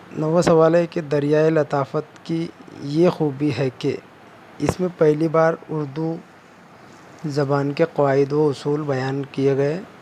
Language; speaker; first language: Urdu; native; Urdu